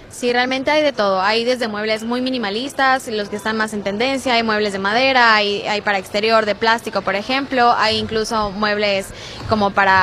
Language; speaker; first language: Spanish; native; Spanish